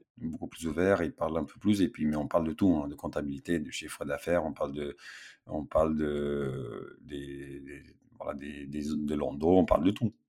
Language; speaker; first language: French; non-native, fluent; Romanian